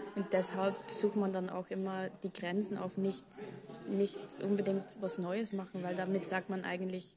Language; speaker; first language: German; non-native, fluent; Dutch